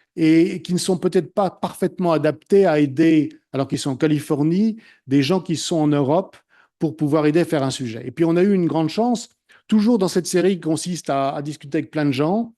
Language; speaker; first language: French; native; French